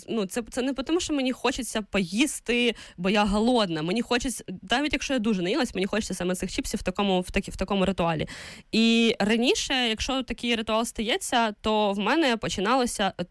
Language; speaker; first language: Ukrainian; native; Ukrainian